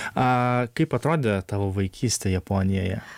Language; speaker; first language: Lithuanian; native; Lithuanian